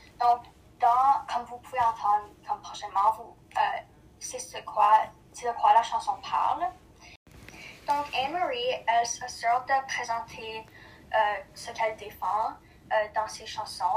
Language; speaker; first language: French; non-native, local second language; English